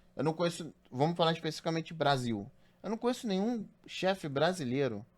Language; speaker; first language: Portuguese; native; Portuguese